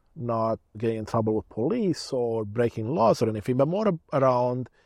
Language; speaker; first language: English; early bilingual, other home language; Romanian